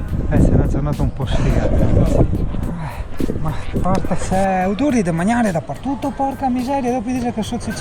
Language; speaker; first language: Italian; native; Italian